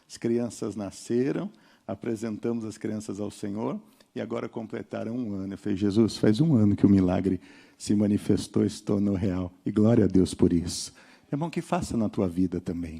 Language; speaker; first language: Portuguese; native; Portuguese